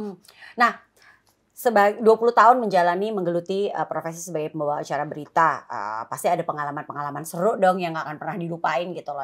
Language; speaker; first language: Indonesian; native; Indonesian